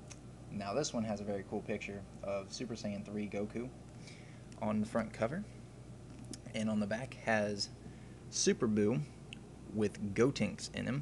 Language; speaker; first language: English; native; English